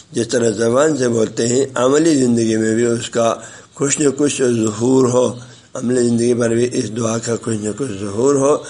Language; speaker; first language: Urdu; non-native, local second language; Balti